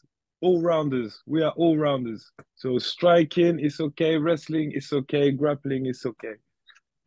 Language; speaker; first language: English; native; English